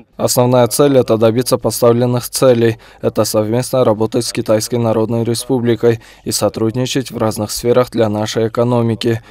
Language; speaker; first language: Russian; non-native, fluent; Chinese